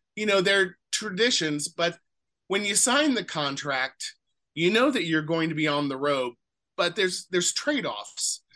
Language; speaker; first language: English; native; English